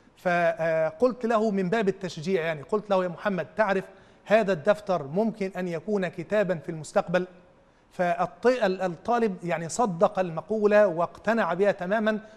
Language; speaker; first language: Arabic; native; Arabic